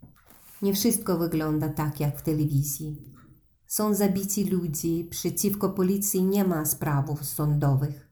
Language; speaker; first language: Polish; non-native, learner; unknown